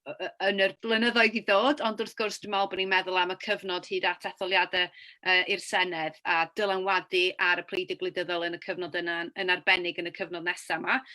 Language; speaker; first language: Welsh; native; Welsh